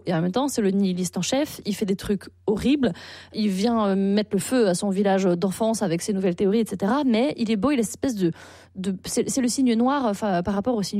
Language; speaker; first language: French; native; French